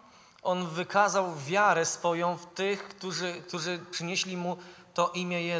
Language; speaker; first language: Polish; native; Polish